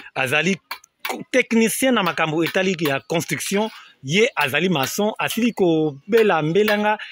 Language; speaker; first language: Lingala; native; Lingala